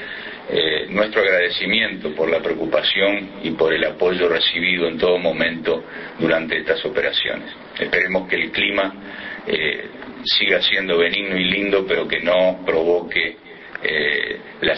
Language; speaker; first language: Spanish; native; Spanish